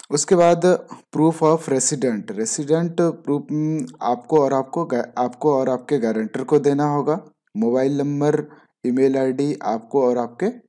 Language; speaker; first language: Hindi; native; Hindi